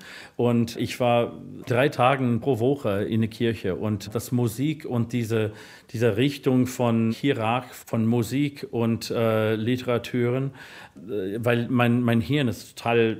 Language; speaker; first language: German; non-native, learner; English